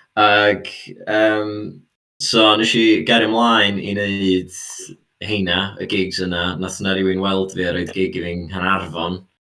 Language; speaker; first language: Welsh; native; Welsh